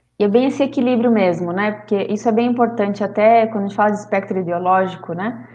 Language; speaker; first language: Portuguese; non-native, fluent; Spanish